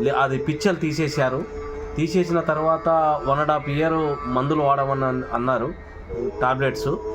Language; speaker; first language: Telugu; non-native, local second language; Lambadi